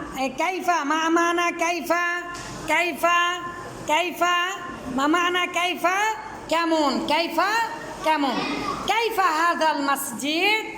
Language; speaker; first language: Arabic; non-native, fluent; Bangla